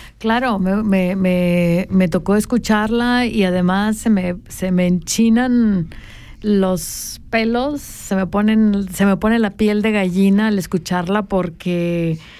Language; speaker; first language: Spanish; native; Spanish